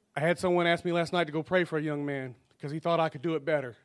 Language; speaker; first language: English; native; English